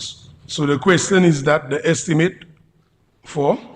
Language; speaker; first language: English; native; English